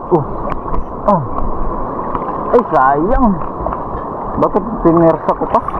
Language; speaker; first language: Filipino; non-native, local second language; Cebuano